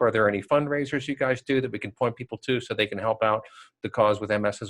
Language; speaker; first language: English; native; English